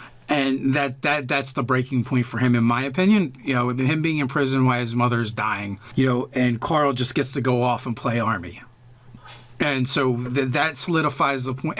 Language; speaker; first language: English; native; English